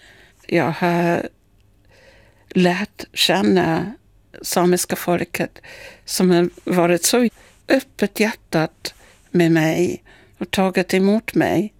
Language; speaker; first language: Swedish; non-native, fluent; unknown